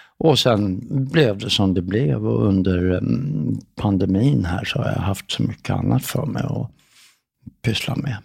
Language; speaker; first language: Swedish; native; Swedish